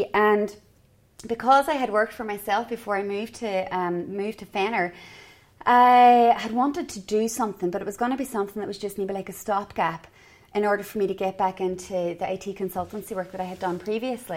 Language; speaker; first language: English; native; English